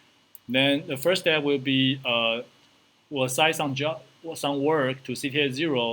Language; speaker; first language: English; non-native, fluent; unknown